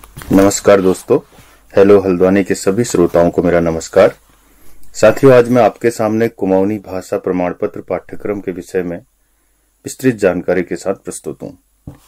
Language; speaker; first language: Hindi; non-native, local second language; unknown